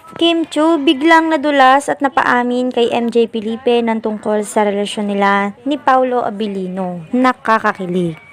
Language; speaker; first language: Filipino; native; Filipino